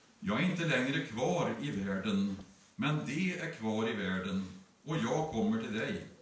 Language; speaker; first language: Swedish; native; Swedish